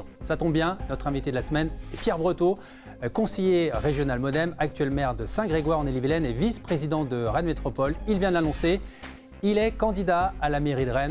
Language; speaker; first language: French; native; French